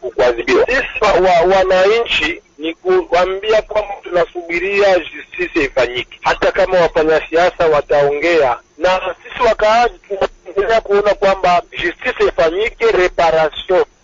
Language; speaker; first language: Swahili; native; Swahili